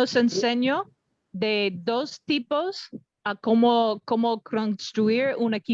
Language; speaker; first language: Spanish; non-native, learner; English